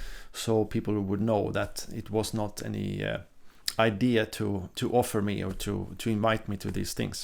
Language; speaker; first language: English; non-native, fluent; Swedish